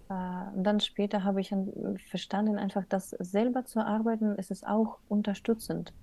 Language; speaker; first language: German; non-native, learner; Russian